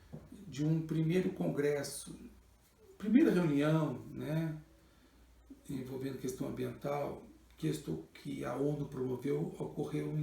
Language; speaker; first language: Portuguese; native; Portuguese